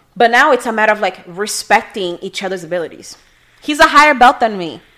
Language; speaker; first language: English; non-native, fluent; Portuguese